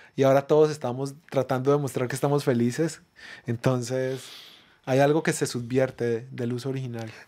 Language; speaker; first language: Spanish; native; Spanish